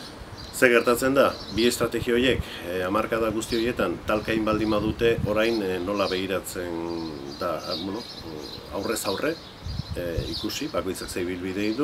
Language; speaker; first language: Basque; native; Basque